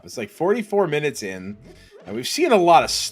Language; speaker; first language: English; native; English